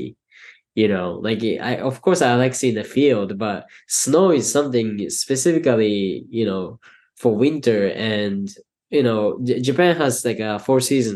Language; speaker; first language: English; non-native, fluent; Japanese